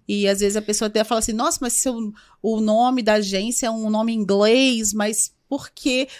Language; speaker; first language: Portuguese; native; Portuguese